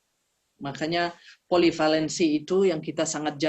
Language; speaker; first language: Indonesian; early bilingual, heritage; Indonesian